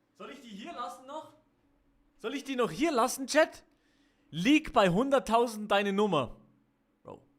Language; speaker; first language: German; native; German